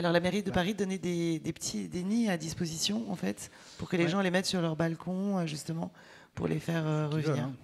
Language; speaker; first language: French; native; French